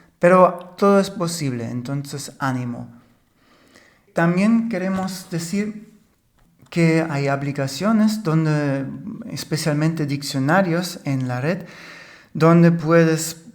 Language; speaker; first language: Spanish; non-native, fluent; German